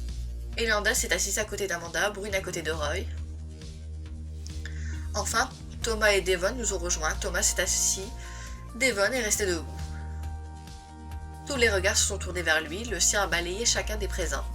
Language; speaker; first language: French; native; French